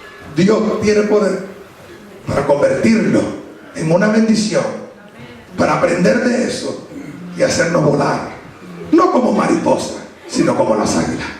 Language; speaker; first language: Spanish; native; Spanish